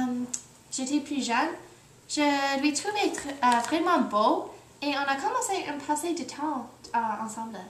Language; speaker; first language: French; non-native, learner; English